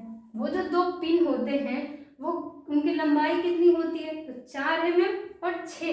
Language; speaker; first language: Hindi; native; Hindi